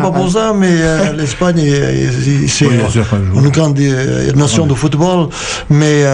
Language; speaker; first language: French; non-native, fluent; Portuguese